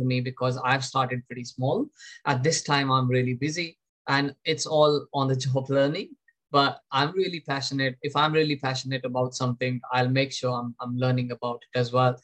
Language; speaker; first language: English; non-native, local second language; Hindi